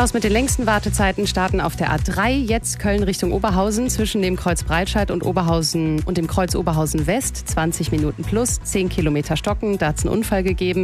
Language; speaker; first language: German; native; German